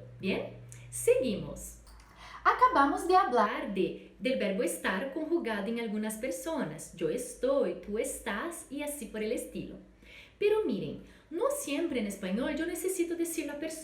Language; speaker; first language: Spanish; non-native, fluent; Portuguese